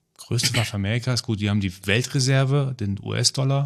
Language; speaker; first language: German; early bilingual, other home language; Persian